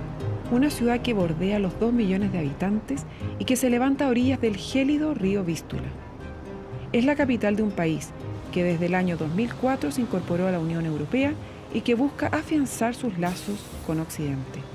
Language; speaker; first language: Spanish; native; Spanish